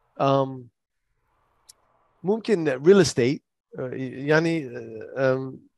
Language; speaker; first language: Arabic; non-native, learner; English